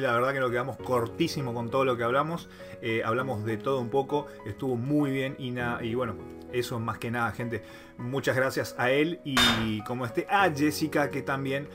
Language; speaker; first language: Spanish; native; Spanish